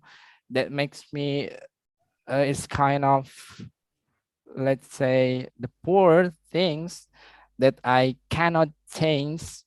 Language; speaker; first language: English; non-native, learner; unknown